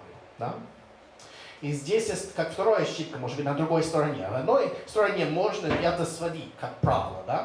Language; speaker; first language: Russian; non-native, fluent; English